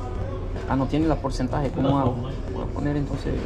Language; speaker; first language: Spanish; non-native, fluent; Portuguese